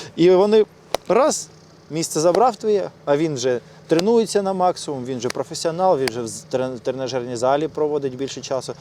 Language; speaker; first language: Ukrainian; non-native, local second language; Russian